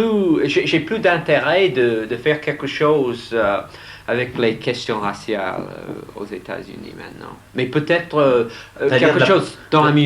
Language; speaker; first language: French; non-native, learner; English